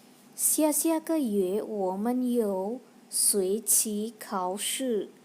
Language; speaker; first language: Chinese; non-native, learner; Indonesian